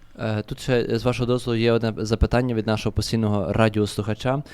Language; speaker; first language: Ukrainian; native; Ukrainian